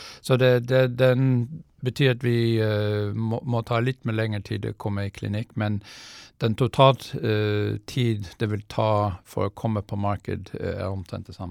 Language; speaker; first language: Norwegian; non-native, fluent; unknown